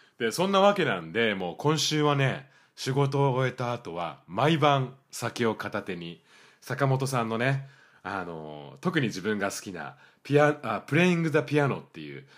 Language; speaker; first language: Japanese; native; Japanese